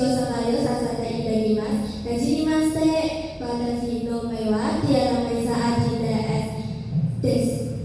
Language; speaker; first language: Japanese; non-native, learner; Indonesian